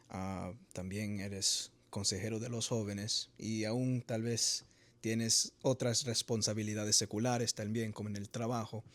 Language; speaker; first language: Spanish; early bilingual, heritage; Spanish